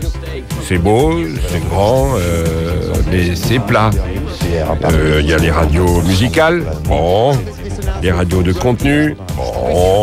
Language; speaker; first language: French; native; French